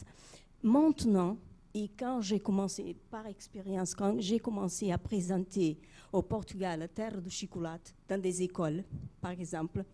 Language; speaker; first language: French; non-native, fluent; Portuguese